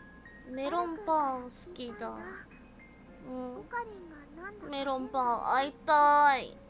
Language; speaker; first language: Japanese; non-native, learner; English